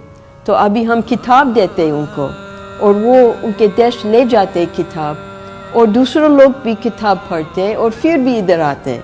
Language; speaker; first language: Hindi; non-native, fluent; English